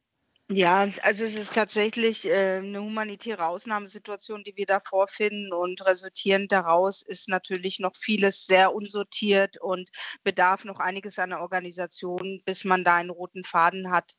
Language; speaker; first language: German; native; German